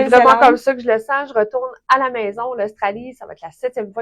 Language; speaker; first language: French; native; French